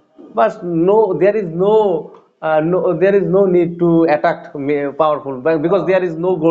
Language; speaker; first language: English; non-native, learner; Bangla